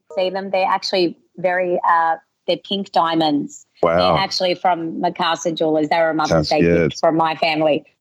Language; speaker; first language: English; native; English